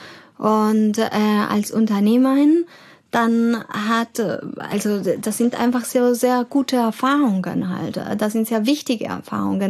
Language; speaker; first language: German; early bilingual, heritage; German